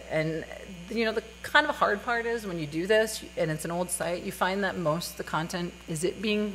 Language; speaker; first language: English; native; English